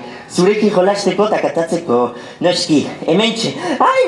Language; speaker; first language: Basque; native; Basque